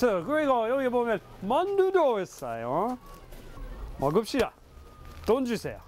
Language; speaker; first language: Korean; non-native, fluent; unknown